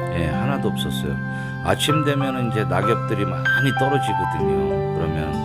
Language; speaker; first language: Korean; native; Korean